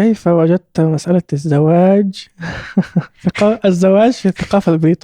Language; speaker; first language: Arabic; native; Arabic